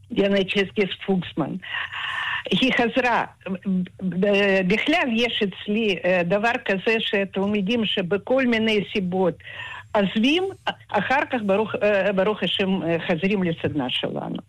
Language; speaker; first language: Hebrew; non-native, fluent; Russian